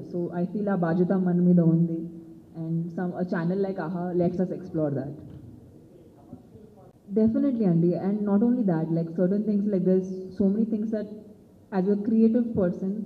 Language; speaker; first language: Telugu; non-native, local second language; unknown